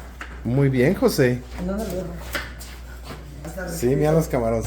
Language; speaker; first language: Spanish; native; Spanish